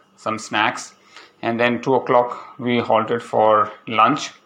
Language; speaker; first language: English; non-native, local second language; Malayalam